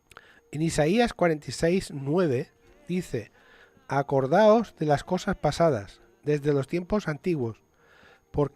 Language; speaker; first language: Spanish; native; Spanish